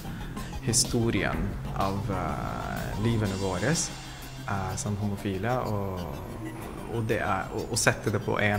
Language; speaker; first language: Norwegian; non-native, fluent; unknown